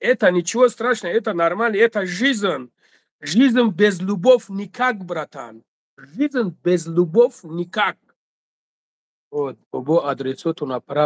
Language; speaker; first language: Russian; non-native, learner; Tajik